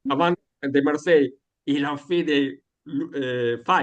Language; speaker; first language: French; non-native, learner; Italian